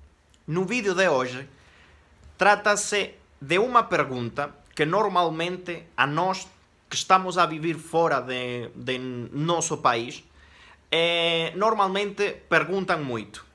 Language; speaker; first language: Portuguese; non-native, fluent; Spanish